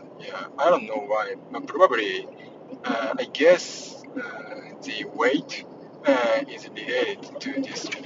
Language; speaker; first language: English; non-native, learner; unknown